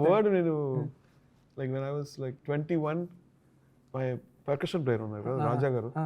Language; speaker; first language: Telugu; non-native, learner; Tamil